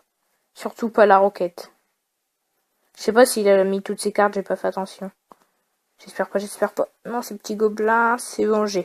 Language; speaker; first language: French; native; French